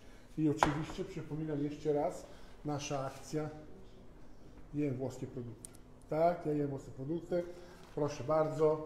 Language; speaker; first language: Polish; non-native, fluent; Italian